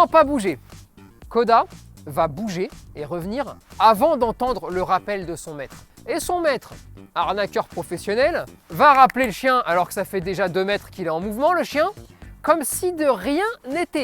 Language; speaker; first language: French; native; French